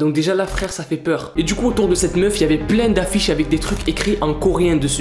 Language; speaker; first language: French; native; French